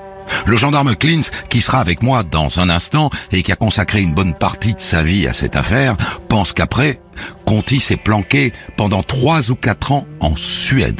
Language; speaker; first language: French; native; French